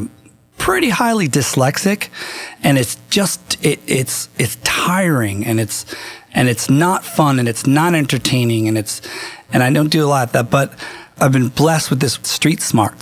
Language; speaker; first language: English; native; English